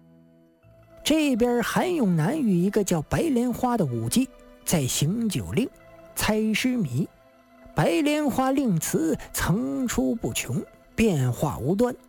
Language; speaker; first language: Chinese; native; Chinese